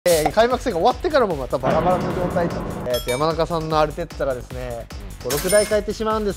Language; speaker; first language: Japanese; native; Japanese